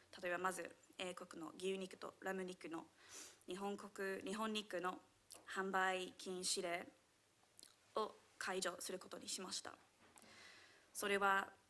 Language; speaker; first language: Japanese; non-native, fluent; English